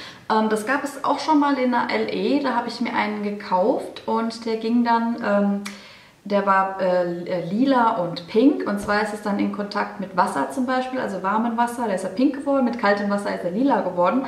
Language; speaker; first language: German; native; German